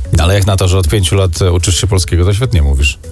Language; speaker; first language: Polish; native; Polish